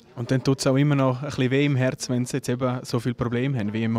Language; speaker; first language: German; native; German